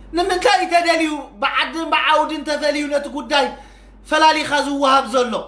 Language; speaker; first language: Tigrinya; native; Tigrinya